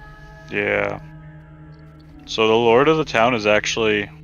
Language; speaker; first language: English; native; English